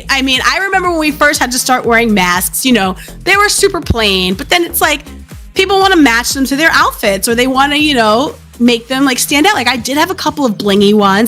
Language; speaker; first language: English; native; English